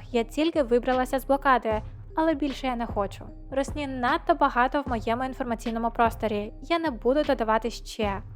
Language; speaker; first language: Ukrainian; non-native, local second language; Russian